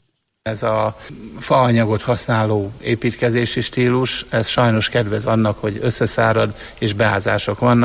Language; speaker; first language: Hungarian; native; Hungarian